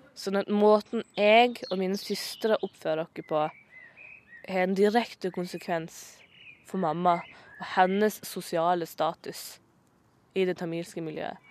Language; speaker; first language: Norwegian; native; Norwegian